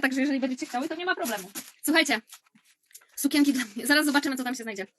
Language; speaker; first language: Polish; native; Polish